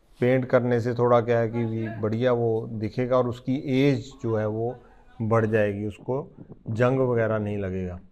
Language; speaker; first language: Hindi; non-native, local second language; Punjabi